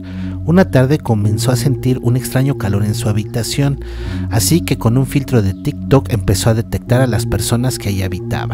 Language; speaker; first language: Spanish; native; Spanish